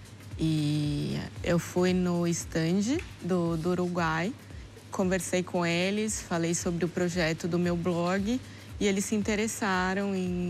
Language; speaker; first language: Spanish; non-native, learner; Portuguese